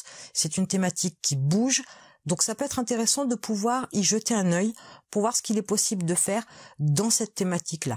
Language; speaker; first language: French; native; French